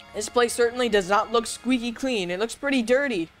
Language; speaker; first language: English; native; English